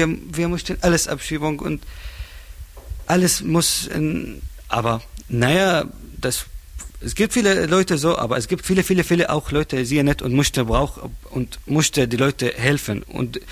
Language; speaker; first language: German; non-native, learner; Arabic